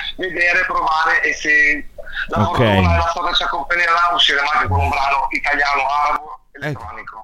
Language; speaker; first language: Italian; non-native, fluent; Arabic